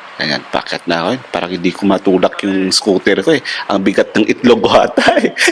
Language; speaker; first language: Filipino; non-native, local second language; Hiligaynon